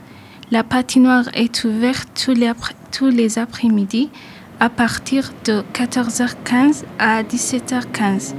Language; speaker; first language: French; non-native, learner; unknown